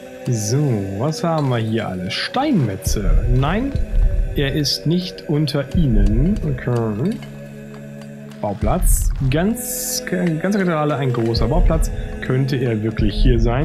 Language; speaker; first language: German; native; German